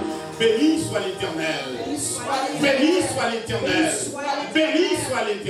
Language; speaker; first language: French; non-native, local second language; Haitian Creole